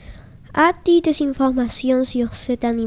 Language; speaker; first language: French; non-native, learner; Spanish